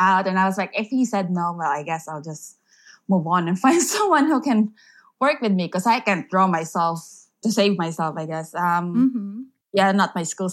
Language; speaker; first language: English; non-native, local second language; Filipino